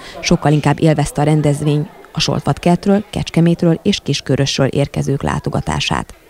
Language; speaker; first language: Hungarian; native; Hungarian